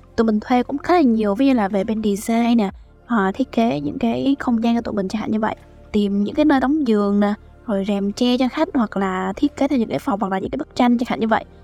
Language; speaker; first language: Vietnamese; native; Vietnamese